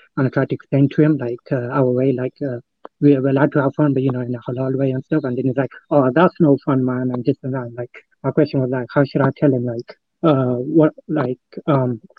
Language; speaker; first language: English; non-native, local second language; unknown